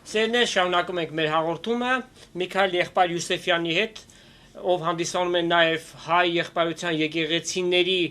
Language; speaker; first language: Armenian; native; Armenian